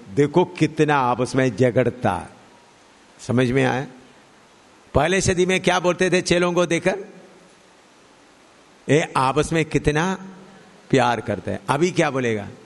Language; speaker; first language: Hindi; non-native, local second language; Malayalam